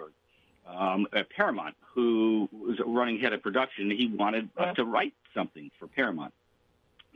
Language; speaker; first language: English; native; English